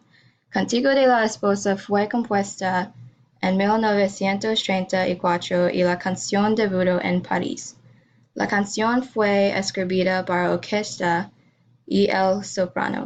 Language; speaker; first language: Spanish; non-native, learner; English